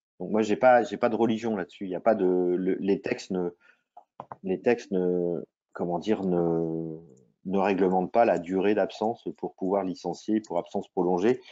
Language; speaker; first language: French; native; French